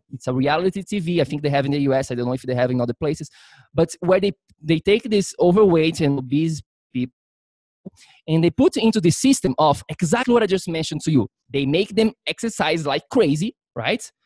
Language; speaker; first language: English; non-native, fluent; Portuguese